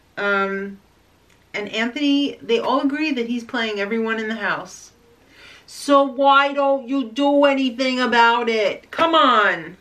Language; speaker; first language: English; native; English